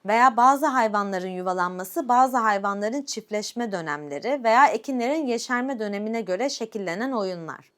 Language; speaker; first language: Turkish; native; Turkish